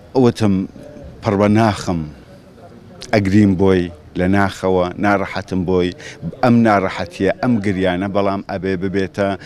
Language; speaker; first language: Central Kurdish; non-native, local second language; Gurani